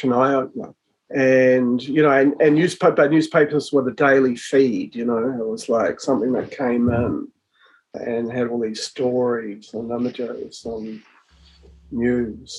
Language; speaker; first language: English; native; English